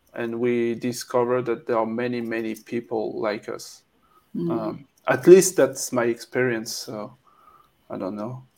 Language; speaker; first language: English; non-native, fluent; French